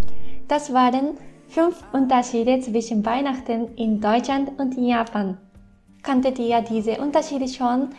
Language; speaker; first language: German; non-native, fluent; Japanese